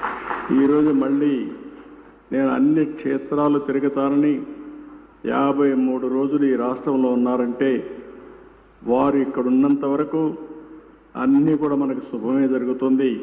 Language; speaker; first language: Telugu; native; Telugu